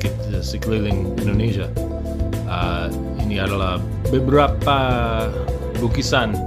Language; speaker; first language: Indonesian; non-native, learner; English